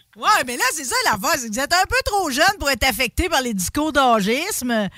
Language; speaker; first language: French; native; French